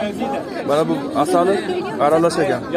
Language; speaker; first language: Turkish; non-native, learner; Uzbek